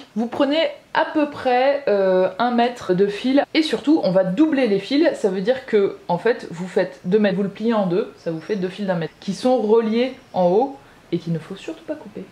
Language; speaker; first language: French; native; French